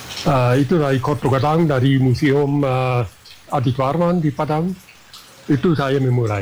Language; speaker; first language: Indonesian; non-native, fluent; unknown